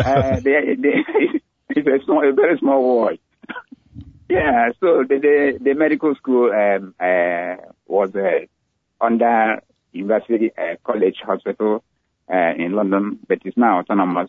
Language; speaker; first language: English; non-native, local second language; Igbo